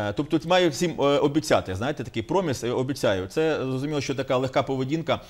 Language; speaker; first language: Ukrainian; native; Ukrainian